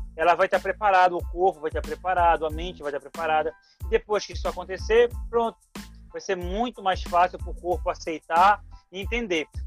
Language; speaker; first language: Portuguese; native; Portuguese